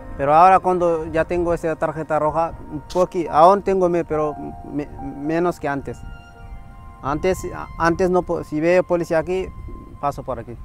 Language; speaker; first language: Spanish; non-native, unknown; Wolof